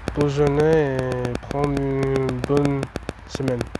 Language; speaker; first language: French; non-native, learner; English